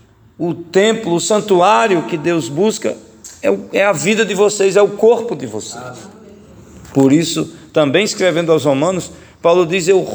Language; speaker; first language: Portuguese; native; Portuguese